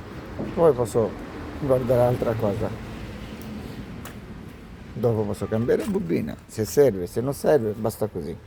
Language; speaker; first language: Italian; non-native, learner; Bangla